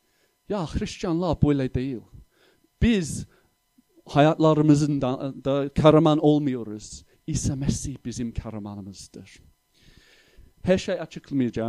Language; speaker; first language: Turkish; non-native, fluent; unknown